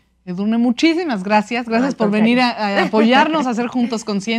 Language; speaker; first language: Spanish; native; Spanish